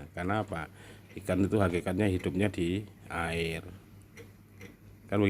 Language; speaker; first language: Indonesian; native; Indonesian